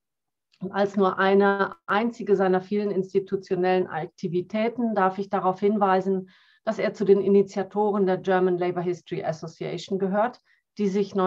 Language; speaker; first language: German; native; German